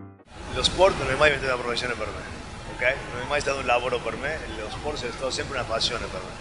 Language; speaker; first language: Italian; non-native, fluent; Spanish